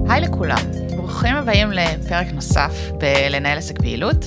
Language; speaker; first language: Hebrew; native; Hebrew